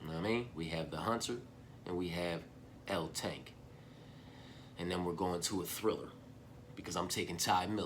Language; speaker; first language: English; native; English